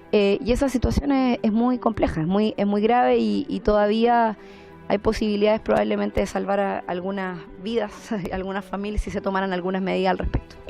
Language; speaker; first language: Spanish; native; Spanish